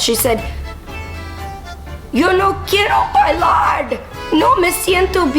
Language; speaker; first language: Spanish; non-native, learner; English